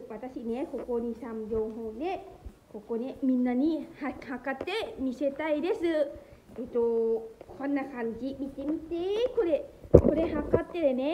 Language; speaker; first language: Japanese; non-native, learner; Lao